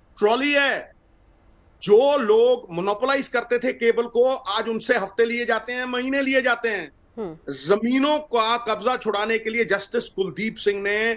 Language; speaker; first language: Hindi; non-native, local second language; Punjabi